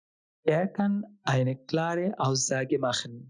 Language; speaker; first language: German; non-native, fluent; Bangla